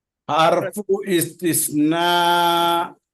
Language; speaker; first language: Arabic; non-native, fluent; Malay